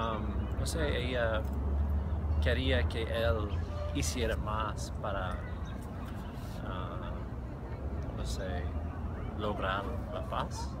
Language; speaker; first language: Spanish; non-native, fluent; English